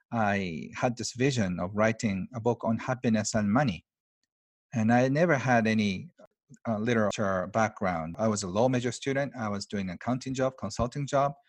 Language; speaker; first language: English; non-native, fluent; Japanese